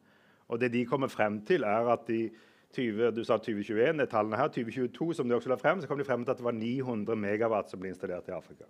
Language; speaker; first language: Norwegian; native; Norwegian